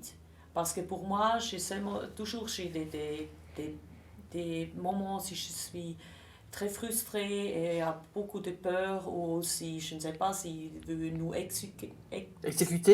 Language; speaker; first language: French; non-native, local second language; German